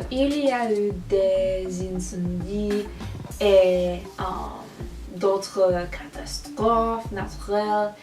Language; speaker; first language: French; non-native, learner; English